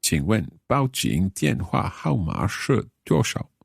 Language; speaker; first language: Chinese; non-native, learner; English